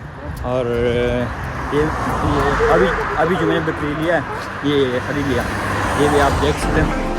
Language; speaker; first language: Hindi; non-native, local second language; Pashto